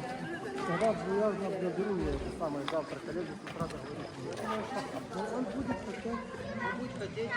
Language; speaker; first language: Russian; non-native, learner; Czech